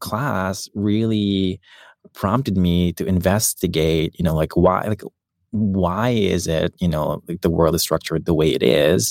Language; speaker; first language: English; non-native, local second language; Filipino